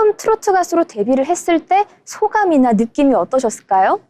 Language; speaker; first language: Korean; native; Korean